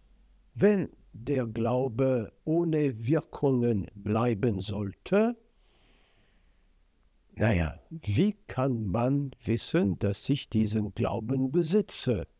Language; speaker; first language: German; non-native, fluent; French